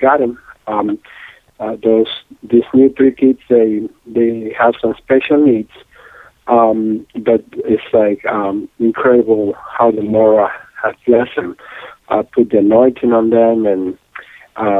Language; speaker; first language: English; non-native, fluent; Spanish